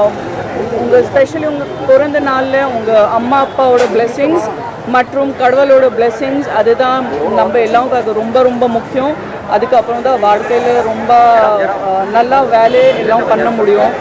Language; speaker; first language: Tamil; non-native, fluent; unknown